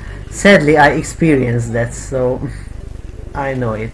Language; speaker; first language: English; non-native, fluent; Hungarian